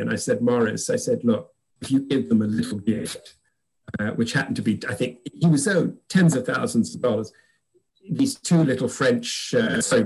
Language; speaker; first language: English; native; English